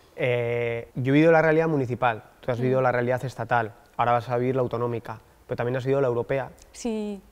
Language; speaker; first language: Spanish; native; Spanish